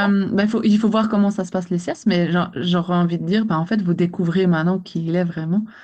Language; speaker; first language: French; native; French